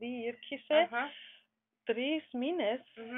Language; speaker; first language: Greek; non-native, learner; German